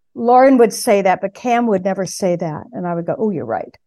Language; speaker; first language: English; native; English